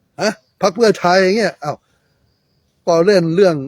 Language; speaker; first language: Thai; native; Thai